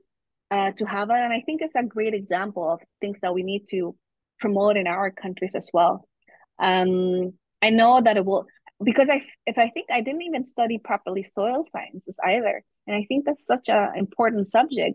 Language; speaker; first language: English; non-native, fluent; German